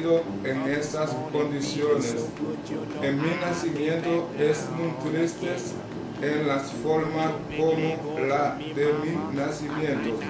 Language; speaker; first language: Spanish; non-native, local second language; Haitian Creole